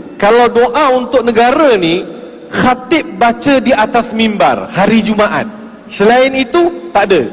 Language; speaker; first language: Malay; non-native, local second language; Tamil